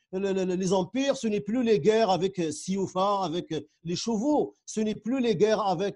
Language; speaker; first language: French; non-native, local second language; Central Atlas Tamazight